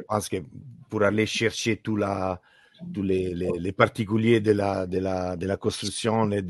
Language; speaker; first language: French; non-native, learner; Italian